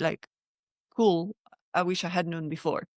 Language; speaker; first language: English; non-native, fluent; French